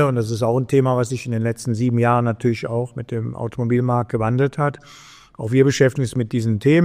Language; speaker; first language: German; native; German